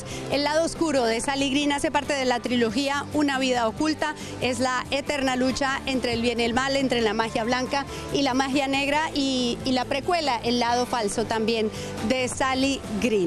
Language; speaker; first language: Spanish; native; Spanish